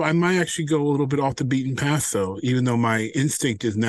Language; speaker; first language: English; native; English